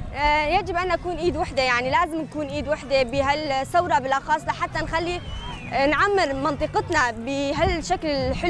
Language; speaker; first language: Arabic; non-native, local second language; Armenian